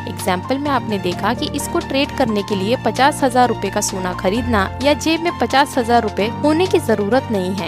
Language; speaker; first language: Hindi; native; Hindi